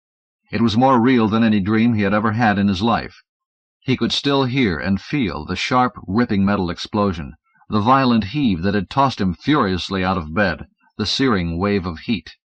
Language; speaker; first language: English; native; English